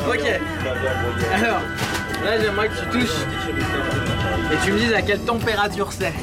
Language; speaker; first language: French; native; French